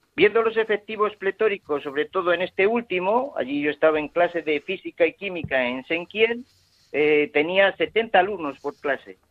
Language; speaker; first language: Spanish; native; Spanish